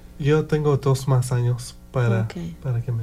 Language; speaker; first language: Spanish; early bilingual, heritage; Spanish